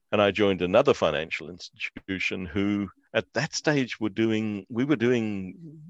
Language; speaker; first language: English; native; English